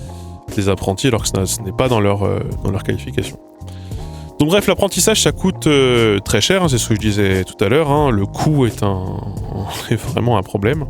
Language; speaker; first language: French; native; French